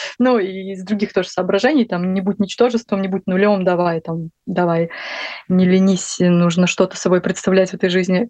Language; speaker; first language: Russian; native; Russian